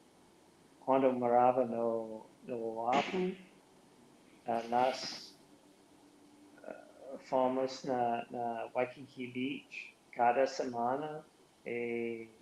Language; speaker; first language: Portuguese; non-native, learner; English